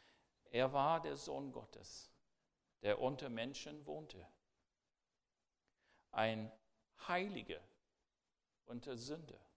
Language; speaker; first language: German; non-native, fluent; English